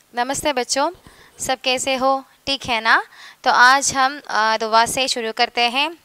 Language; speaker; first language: Hindi; non-native, local second language; Malayalam